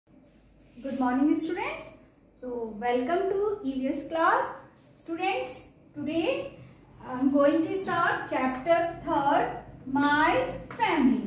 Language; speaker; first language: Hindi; native; Hindi